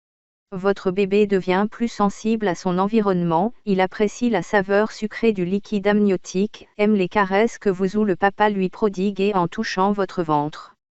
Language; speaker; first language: French; native; French